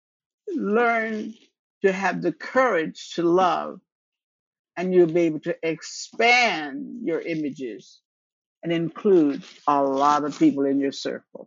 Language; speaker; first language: English; native; English